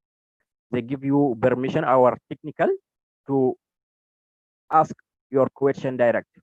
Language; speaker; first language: English; non-native, learner; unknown